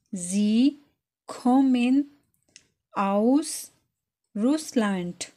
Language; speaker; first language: German; non-native, fluent; Urdu